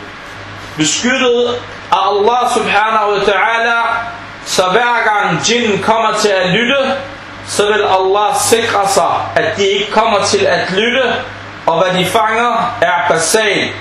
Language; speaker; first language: Danish; non-native, fluent; Arabic